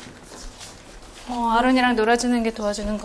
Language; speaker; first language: Korean; native; Korean